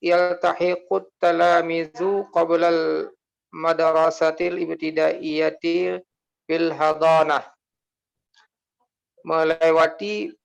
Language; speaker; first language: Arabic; non-native, learner; Indonesian